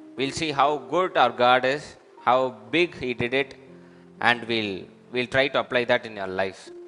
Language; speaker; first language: English; non-native, local second language; Tamil